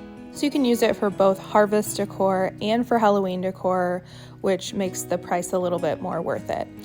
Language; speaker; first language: English; native; English